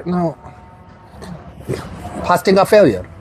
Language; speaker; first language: Indonesian; non-native, learner; English